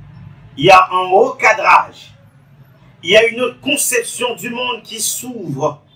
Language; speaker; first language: French; non-native, local second language; Haitian Creole